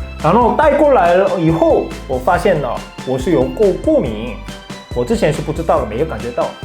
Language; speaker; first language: Chinese; non-native, fluent; Korean